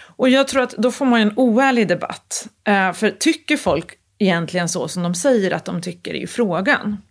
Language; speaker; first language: Swedish; native; Swedish